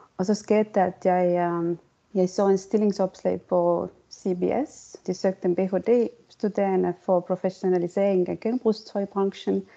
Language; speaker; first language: Danish; non-native, fluent; Estonian